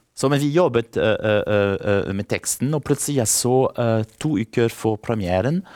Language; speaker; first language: Norwegian; non-native, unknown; French